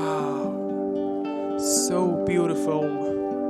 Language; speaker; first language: English; non-native, learner; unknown